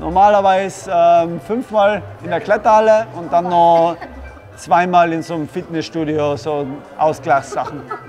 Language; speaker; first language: German; native; German